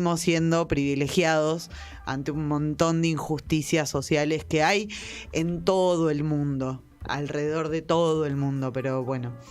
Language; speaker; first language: Spanish; native; Spanish